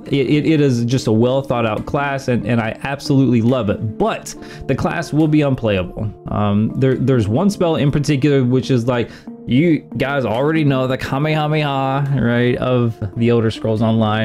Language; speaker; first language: English; native; English